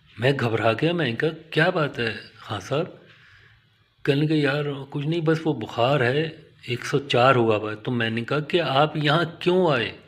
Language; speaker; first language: Urdu; native; Urdu